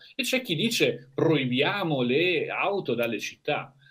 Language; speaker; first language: Italian; native; Italian